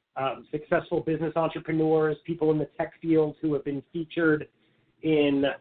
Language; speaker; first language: English; native; English